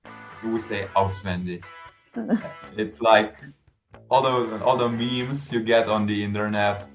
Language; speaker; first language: English; non-native, fluent; German